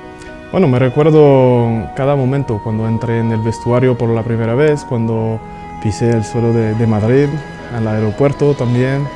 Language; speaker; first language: Spanish; non-native, fluent; French